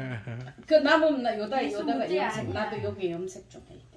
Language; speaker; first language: Korean; native; Korean